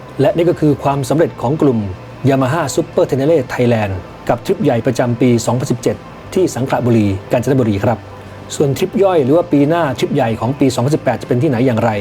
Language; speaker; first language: Thai; native; Thai